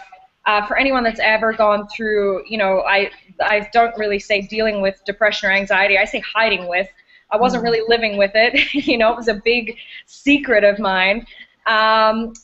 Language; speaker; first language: English; native; English